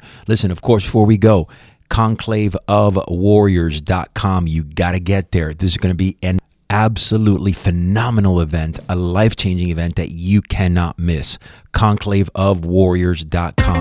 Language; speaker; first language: English; native; English